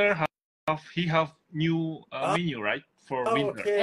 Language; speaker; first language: English; non-native, learner; Indonesian